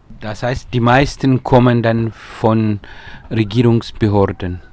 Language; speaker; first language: German; non-native, fluent; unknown